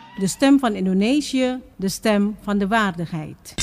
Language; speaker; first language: Dutch; non-native, fluent; Indonesian